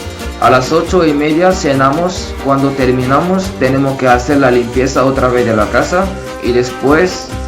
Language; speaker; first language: Spanish; non-native, fluent; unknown